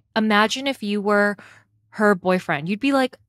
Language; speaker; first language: English; native; English